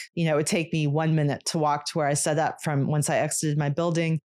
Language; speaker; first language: English; native; English